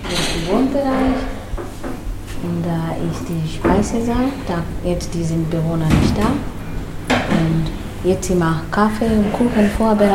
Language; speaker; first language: German; non-native, learner; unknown